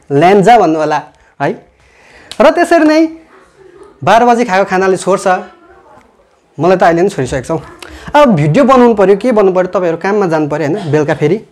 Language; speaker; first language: Nepali; non-native, local second language; Limbu